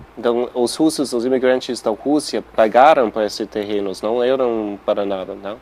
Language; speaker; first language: Portuguese; non-native, fluent; English